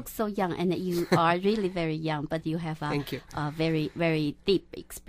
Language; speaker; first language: English; non-native, local second language; Chinese